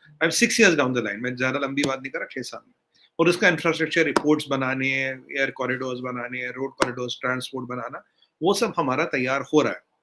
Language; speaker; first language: Hindi; native; Hindi